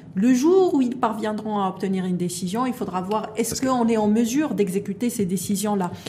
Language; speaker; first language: French; non-native, local second language; Arabic